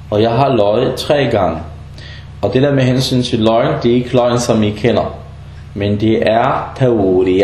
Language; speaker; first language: Danish; non-native, fluent; Arabic